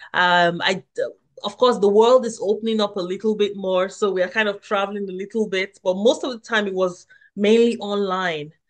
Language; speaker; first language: English; non-native, local second language; Yoruba